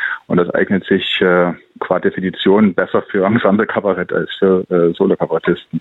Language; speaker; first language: German; native; German